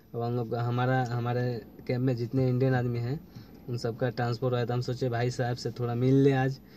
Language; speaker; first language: Hindi; native; Hindi